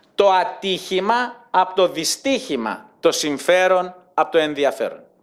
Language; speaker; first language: Greek; native; Greek